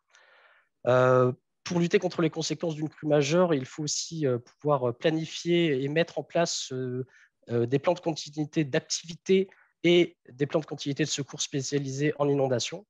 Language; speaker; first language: French; native; French